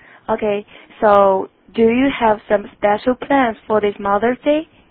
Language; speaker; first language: English; non-native, fluent; Chinese